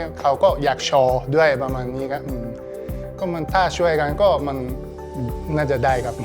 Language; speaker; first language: Thai; non-native, learner; Japanese